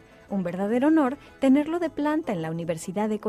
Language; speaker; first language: Spanish; native; Spanish